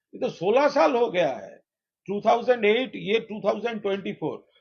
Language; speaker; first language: Hindi; non-native, local second language; Bangla